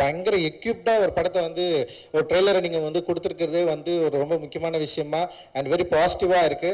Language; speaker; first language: Tamil; native; Tamil